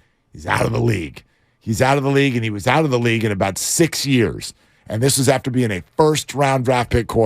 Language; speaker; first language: English; native; English